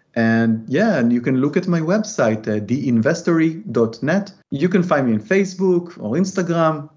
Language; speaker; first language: English; non-native, fluent; Hebrew